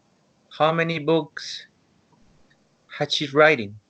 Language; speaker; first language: English; non-native, learner; Spanish